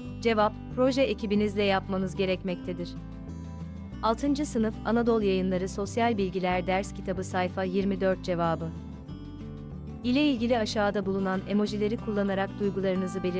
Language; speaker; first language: Turkish; native; Turkish